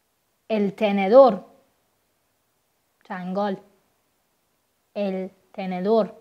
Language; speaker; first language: Spanish; non-native, fluent; Persian